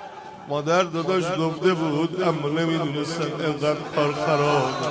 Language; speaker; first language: Persian; native; Persian